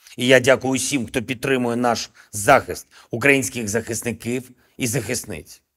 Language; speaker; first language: Ukrainian; non-native, local second language; Russian